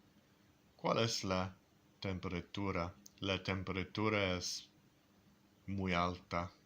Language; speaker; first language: Spanish; non-native, learner; English